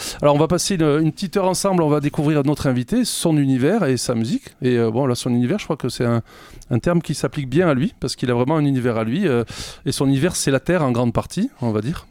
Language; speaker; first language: French; native; French